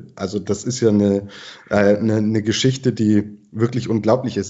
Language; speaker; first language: German; native; German